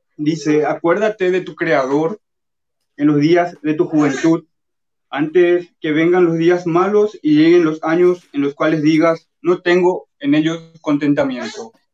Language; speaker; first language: Spanish; native; Spanish